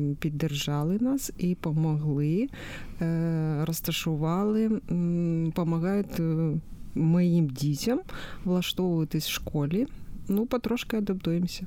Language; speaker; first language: Ukrainian; native; Ukrainian